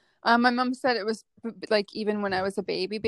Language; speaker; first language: English; native; English